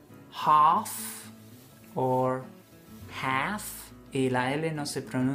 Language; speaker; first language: Spanish; non-native, fluent; English